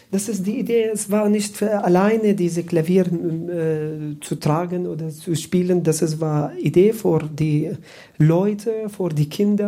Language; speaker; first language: German; non-native, learner; Arabic